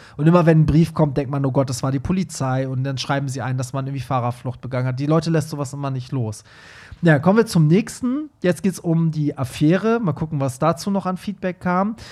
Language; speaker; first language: German; early bilingual, other home language; Persian